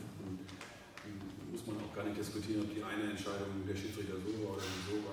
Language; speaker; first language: German; native; German